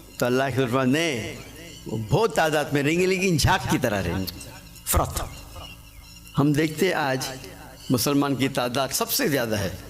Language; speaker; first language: Urdu; non-native, local second language; English